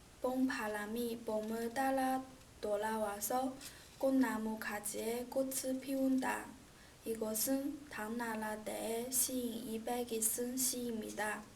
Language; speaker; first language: Korean; non-native, learner; Chinese